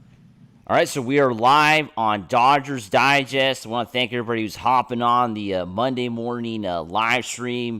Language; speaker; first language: English; native; English